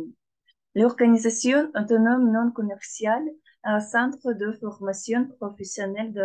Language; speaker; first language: French; non-native, learner; Russian